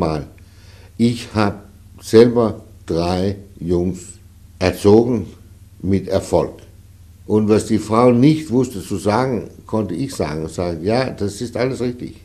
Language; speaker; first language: German; non-native, fluent; Danish